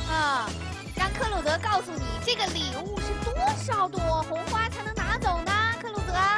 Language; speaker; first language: Chinese; native; Chinese